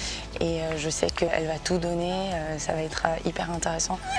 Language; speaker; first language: French; native; French